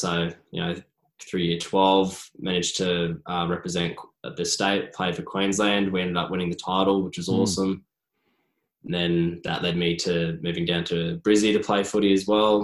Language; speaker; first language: English; native; English